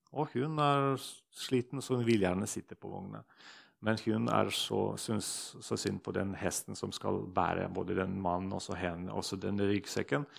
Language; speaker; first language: Norwegian; non-native, fluent; Russian